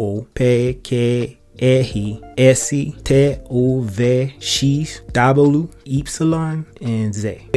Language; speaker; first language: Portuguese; non-native, learner; English